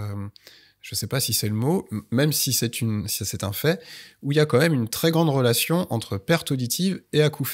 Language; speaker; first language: French; native; French